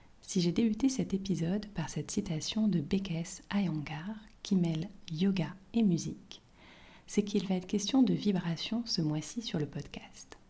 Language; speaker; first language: French; native; French